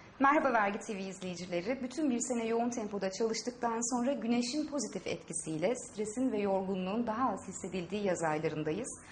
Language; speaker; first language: Turkish; native; Turkish